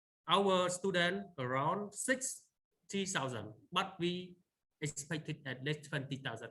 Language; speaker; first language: English; non-native, learner; Khmer